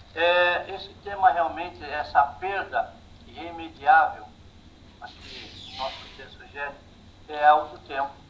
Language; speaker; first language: Portuguese; native; Portuguese